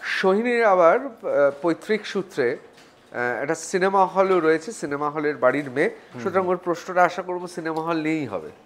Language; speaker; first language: Bangla; native; Bangla